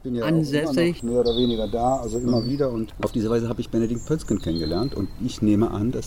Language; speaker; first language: German; native; German